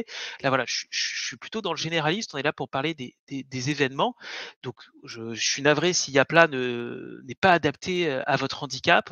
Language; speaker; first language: French; native; French